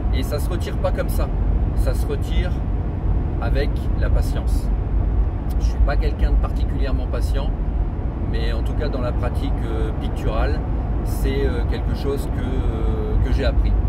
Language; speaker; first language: French; native; French